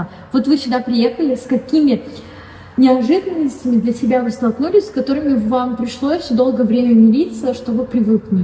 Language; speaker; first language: Russian; native; Russian